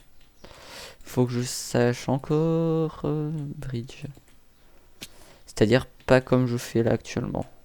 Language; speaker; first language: French; native; French